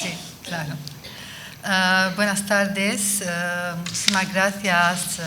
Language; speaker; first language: Spanish; non-native, fluent; Arabic